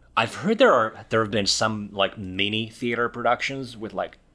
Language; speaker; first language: English; non-native, fluent; Finnish